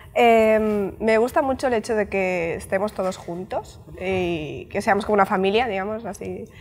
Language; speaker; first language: Spanish; native; Spanish